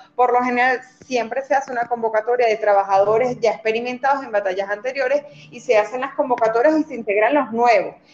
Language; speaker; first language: Spanish; native; Spanish